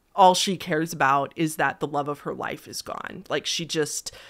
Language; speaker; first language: English; native; English